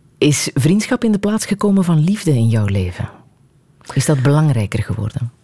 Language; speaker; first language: Dutch; native; Dutch